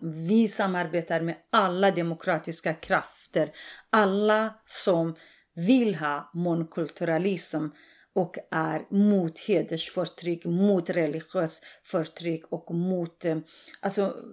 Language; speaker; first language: Swedish; non-native, fluent; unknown